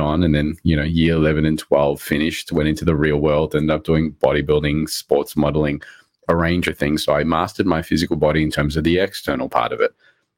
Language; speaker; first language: English; early bilingual, other home language; Morisyen